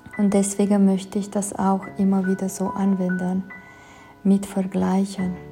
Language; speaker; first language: German; non-native, fluent; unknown